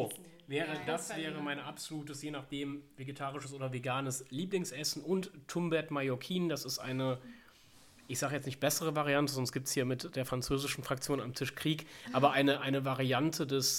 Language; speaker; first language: German; native; German